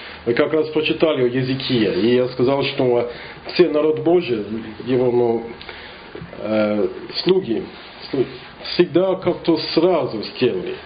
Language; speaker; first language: Russian; non-native, learner; English